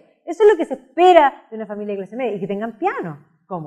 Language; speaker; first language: Spanish; native; Spanish